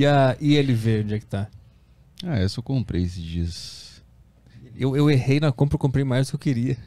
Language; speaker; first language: Portuguese; native; Portuguese